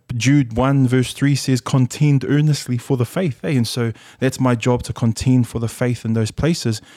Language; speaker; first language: English; early bilingual, other home language; Samoan